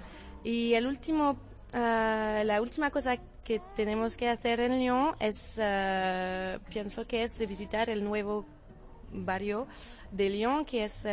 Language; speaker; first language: Spanish; non-native, fluent; French